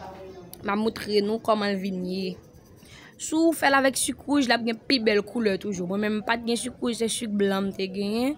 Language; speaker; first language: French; non-native, learner; Haitian Creole